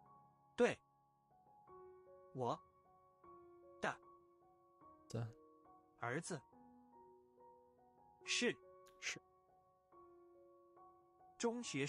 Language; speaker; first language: Chinese; non-native, learner; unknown